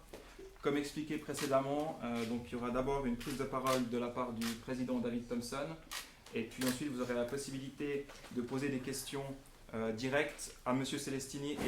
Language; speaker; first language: French; native; French